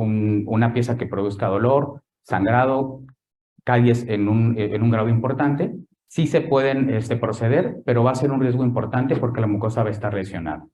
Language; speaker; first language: Spanish; native; Spanish